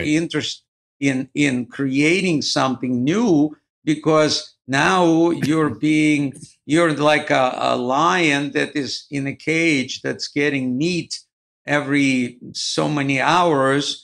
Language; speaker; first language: English; non-native, fluent; Ukrainian